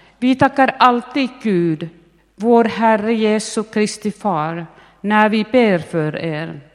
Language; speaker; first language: Swedish; native; Swedish